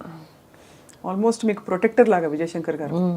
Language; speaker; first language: Telugu; native; Telugu